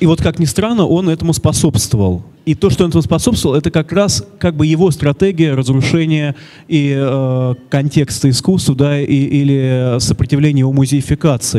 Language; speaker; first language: Russian; native; Russian